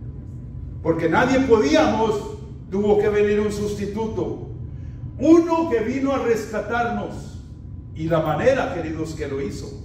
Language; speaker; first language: Spanish; native; Spanish